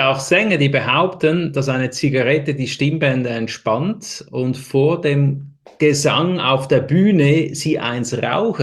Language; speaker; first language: German; native; German